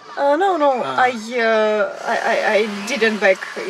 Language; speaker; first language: English; non-native, learner; Russian